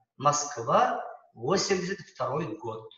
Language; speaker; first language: Russian; non-native, local second language; Uzbek